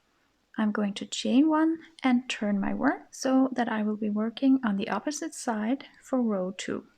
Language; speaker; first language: English; non-native, fluent; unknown